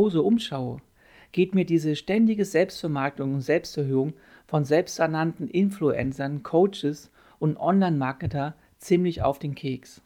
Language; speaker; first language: German; native; German